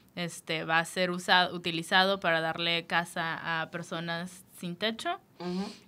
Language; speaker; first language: Spanish; native; Spanish